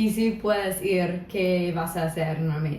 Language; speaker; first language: Spanish; non-native, local second language; English